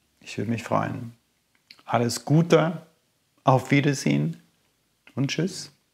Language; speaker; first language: German; native; German